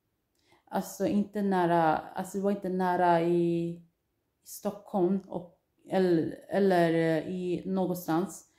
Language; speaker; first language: Swedish; non-native, learner; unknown